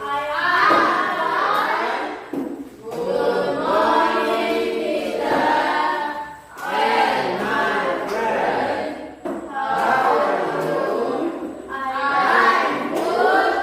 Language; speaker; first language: English; non-native, learner; Indonesian